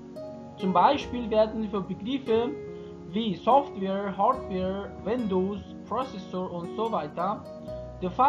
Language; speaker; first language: German; non-native, fluent; Persian